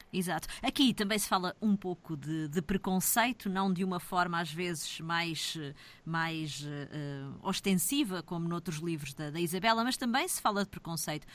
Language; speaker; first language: Portuguese; native; Portuguese